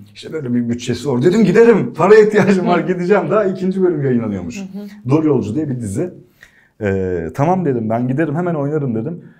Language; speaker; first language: Turkish; native; Turkish